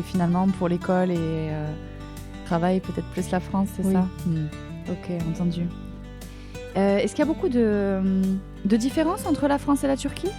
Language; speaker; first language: French; native; French